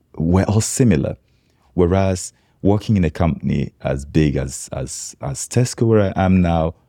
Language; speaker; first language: English; non-native, local second language; Igbo